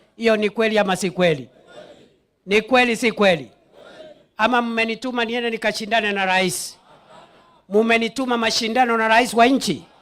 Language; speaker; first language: Swahili; non-native, local second language; Meru